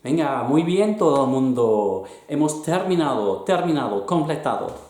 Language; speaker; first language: Spanish; non-native, fluent; English